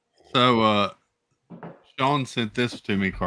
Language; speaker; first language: English; native; English